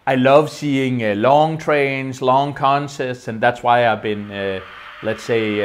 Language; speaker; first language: English; non-native, fluent; Danish